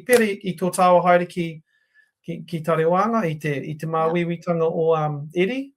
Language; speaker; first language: Māori; non-native, local second language; English